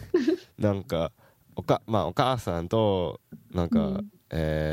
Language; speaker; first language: Japanese; non-native, learner; English